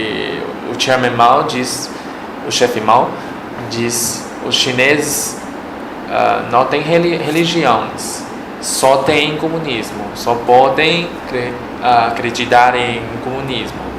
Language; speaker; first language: Portuguese; non-native, fluent; Chinese